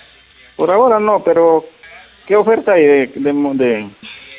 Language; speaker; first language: Spanish; native; Spanish